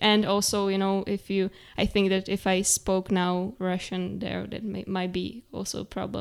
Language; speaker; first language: English; non-native, fluent; Czech